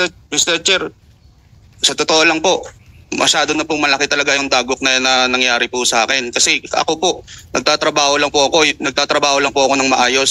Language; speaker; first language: Filipino; native; Filipino